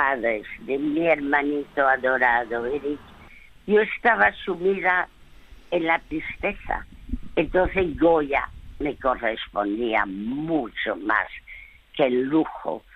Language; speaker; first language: Spanish; early bilingual, other home language; French